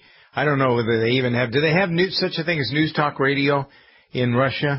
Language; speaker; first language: English; native; English